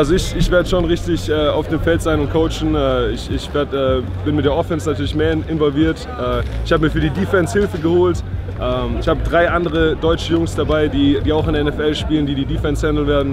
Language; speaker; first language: German; native; German